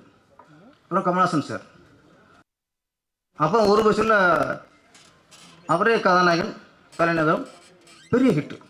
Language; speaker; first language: Tamil; native; Tamil